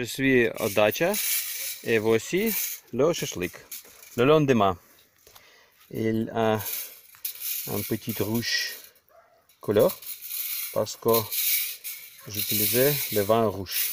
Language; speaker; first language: French; non-native, learner; Ukrainian